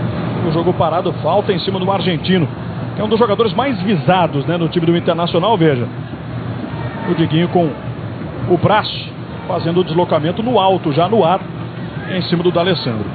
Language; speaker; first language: Portuguese; native; Portuguese